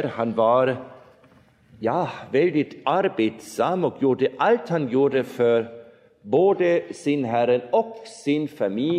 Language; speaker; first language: Swedish; non-native, fluent; German